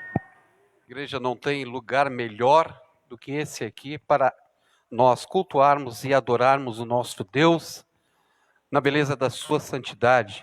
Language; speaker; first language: Portuguese; native; Portuguese